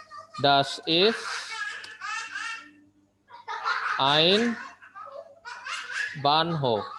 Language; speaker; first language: German; non-native, fluent; Indonesian